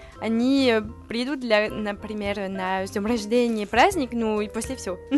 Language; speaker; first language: Russian; non-native, learner; French